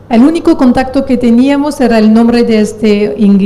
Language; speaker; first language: Spanish; non-native, fluent; French